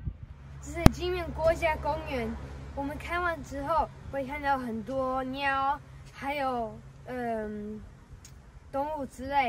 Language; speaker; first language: Chinese; early bilingual, heritage; English